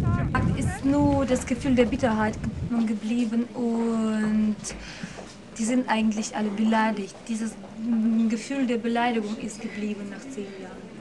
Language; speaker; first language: German; non-native, fluent; Russian